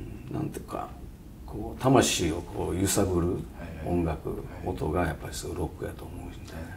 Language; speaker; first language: Japanese; native; Japanese